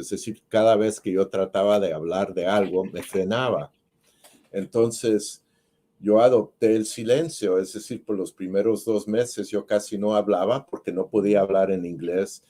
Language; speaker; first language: Spanish; early bilingual, heritage; Spanish